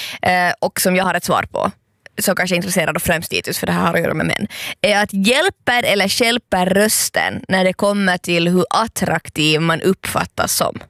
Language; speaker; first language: Swedish; native; Swedish